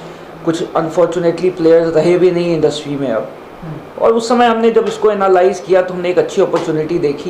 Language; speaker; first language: Hindi; native; Hindi